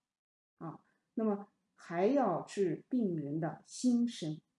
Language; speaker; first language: Chinese; native; Chinese